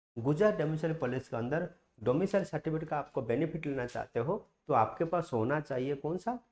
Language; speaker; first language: Hindi; non-native, local second language; Gujarati